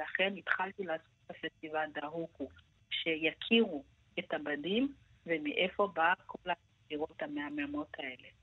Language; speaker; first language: Hebrew; non-native, fluent; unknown